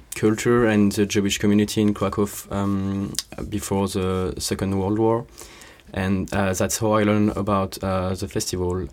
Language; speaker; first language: English; non-native, fluent; French